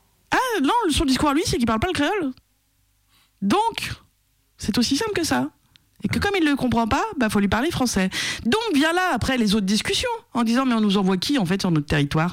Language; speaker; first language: French; native; French